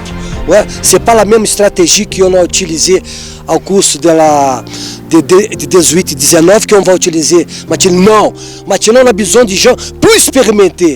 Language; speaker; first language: French; non-native, fluent; Portuguese